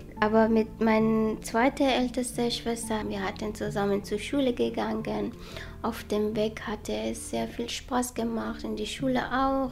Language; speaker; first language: German; non-native, learner; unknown